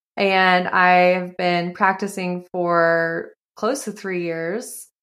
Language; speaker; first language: English; native; English